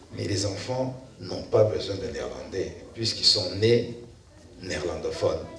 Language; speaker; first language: French; non-native, local second language; Lingala